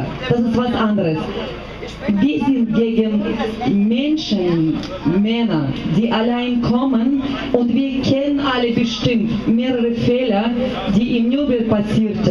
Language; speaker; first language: German; non-native, fluent; Russian